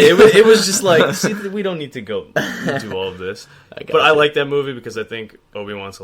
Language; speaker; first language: English; native; English